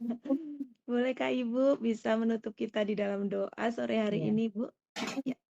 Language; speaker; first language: Indonesian; native; Indonesian